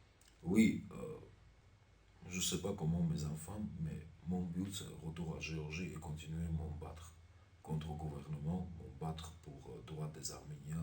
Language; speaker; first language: French; non-native, learner; Armenian